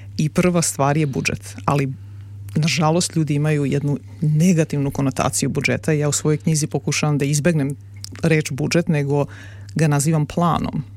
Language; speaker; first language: Serbian; native; Serbian